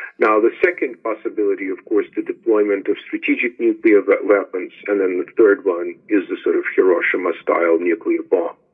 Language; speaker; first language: English; non-native, fluent; Ukrainian